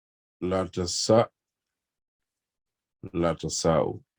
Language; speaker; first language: Arabic; non-native, learner; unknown